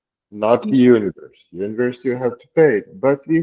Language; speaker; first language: English; non-native, learner; Portuguese